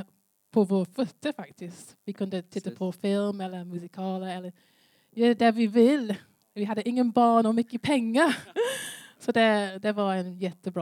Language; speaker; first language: Swedish; non-native, learner; English